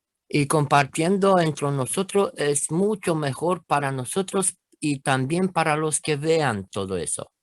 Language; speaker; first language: Spanish; non-native, fluent; Romanian